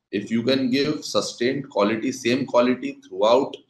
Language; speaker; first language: English; non-native, local second language; Konkani